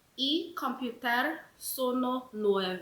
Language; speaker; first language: Italian; non-native, learner; English